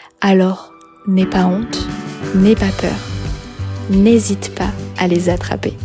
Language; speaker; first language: French; native; French